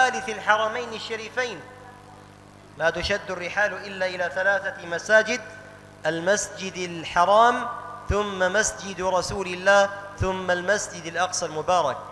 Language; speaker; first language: Arabic; native; Arabic